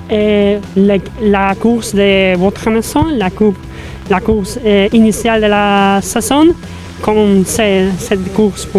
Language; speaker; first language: French; non-native, learner; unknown